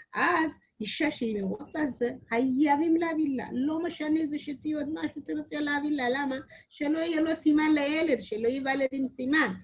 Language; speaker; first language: Hebrew; non-native, learner; Amharic